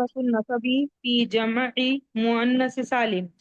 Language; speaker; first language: Arabic; non-native, learner; Urdu